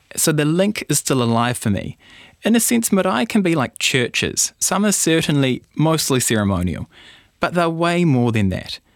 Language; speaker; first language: English; native; English